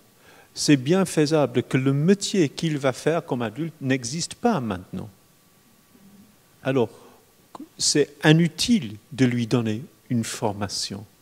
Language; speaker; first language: French; non-native, fluent; English